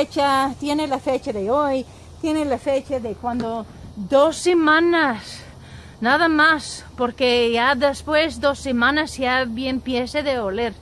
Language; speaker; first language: Spanish; non-native, learner; English